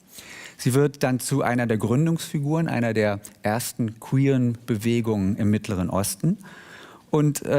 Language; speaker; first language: German; native; German